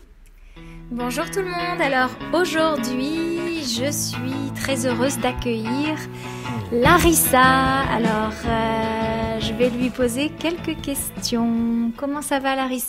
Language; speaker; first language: French; native; French